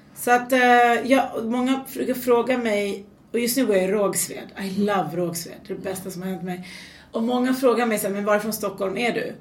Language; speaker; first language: Swedish; early bilingual, other home language; Persian